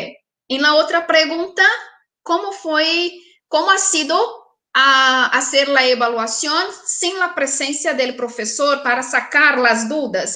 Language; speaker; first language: Spanish; non-native, fluent; Portuguese